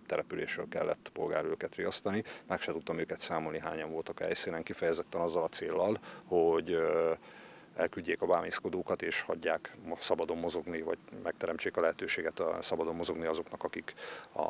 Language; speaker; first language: Hungarian; native; Hungarian